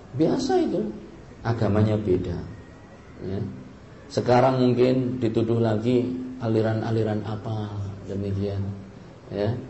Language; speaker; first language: Indonesian; native; Indonesian